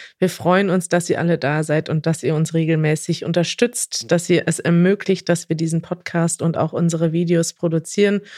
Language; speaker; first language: German; native; German